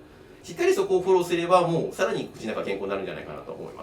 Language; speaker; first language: Japanese; native; Japanese